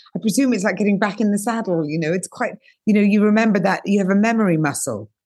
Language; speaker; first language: English; native; English